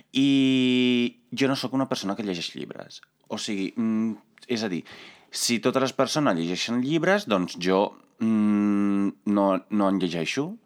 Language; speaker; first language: Catalan; non-native, fluent; Italian